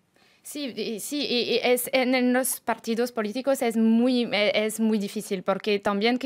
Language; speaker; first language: Spanish; non-native, fluent; French